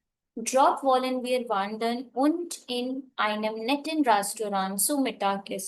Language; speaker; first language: German; non-native, fluent; Hindi